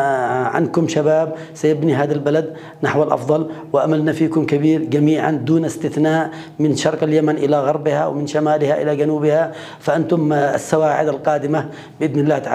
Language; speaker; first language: Arabic; native; Arabic